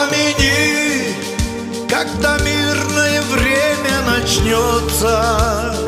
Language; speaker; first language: Russian; native; Russian